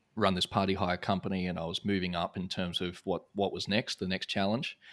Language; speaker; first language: English; native; English